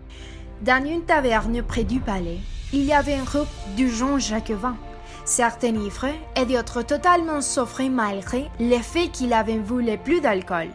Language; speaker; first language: French; non-native, learner; Spanish